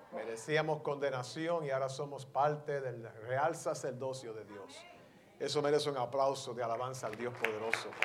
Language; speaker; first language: Spanish; early bilingual, heritage; Spanish